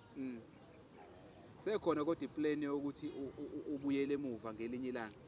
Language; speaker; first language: Zulu; native; Zulu